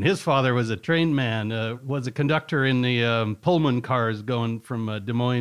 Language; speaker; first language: English; native; English